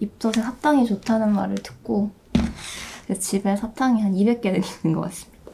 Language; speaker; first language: Korean; native; Korean